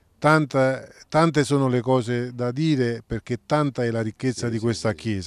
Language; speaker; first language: Italian; native; Italian